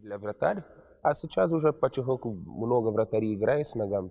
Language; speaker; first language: Russian; non-native, learner; Portuguese